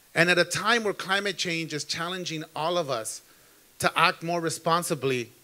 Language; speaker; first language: English; early bilingual, other home language; Spanish